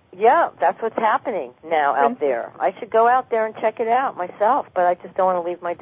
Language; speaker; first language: English; native; English